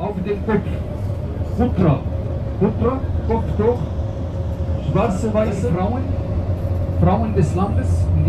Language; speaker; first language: German; non-native, fluent; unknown